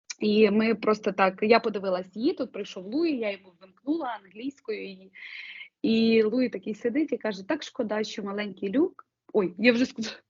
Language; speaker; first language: Ukrainian; native; Ukrainian